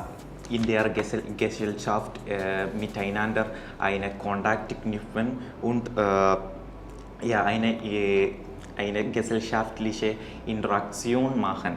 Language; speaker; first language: German; non-native, learner; Malayalam